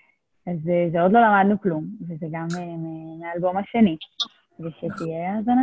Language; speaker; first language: Hebrew; native; Hebrew